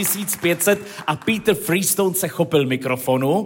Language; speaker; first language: Czech; native; Czech